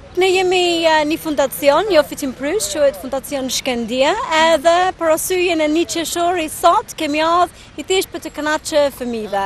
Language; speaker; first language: Albanian; non-native, fluent; English